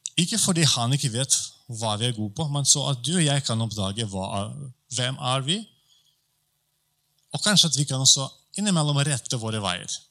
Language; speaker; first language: Norwegian; non-native, fluent; Polish